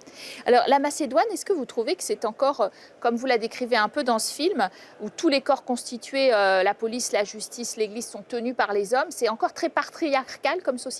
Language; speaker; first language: French; native; French